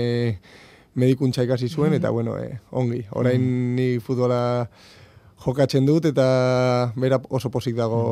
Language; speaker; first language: Basque; non-native, local second language; Spanish